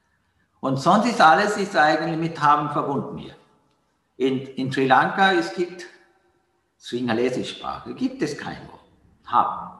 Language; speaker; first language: German; non-native, learner; Sinhala